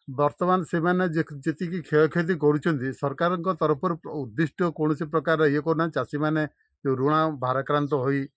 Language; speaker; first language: Odia; native; Odia